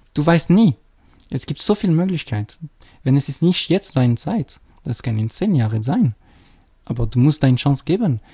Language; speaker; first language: German; non-native, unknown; French